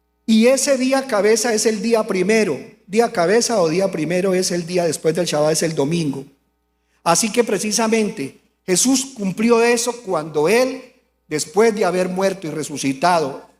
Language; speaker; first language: Spanish; native; Spanish